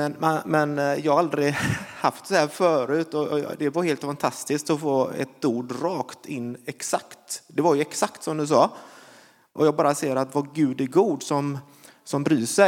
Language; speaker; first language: Swedish; native; Swedish